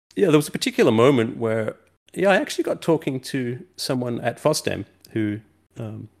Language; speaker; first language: English; native; English